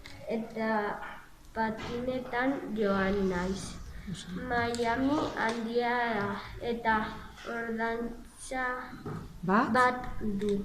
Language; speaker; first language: Basque; non-native, learner; Spanish